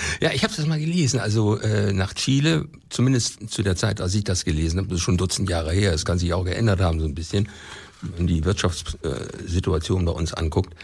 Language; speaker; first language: German; native; German